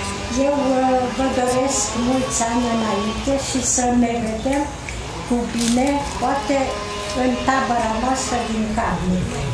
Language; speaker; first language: Romanian; non-native, local second language; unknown